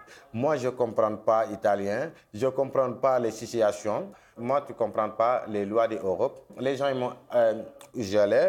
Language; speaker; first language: French; non-native, local second language; Wolof